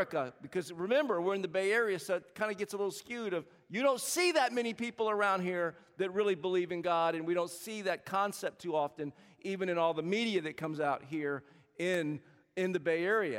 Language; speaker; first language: English; native; English